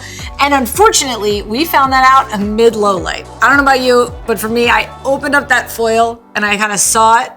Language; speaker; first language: English; native; English